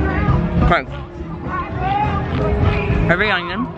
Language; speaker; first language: English; native; English